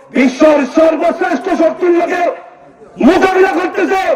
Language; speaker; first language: Bangla; native; Bangla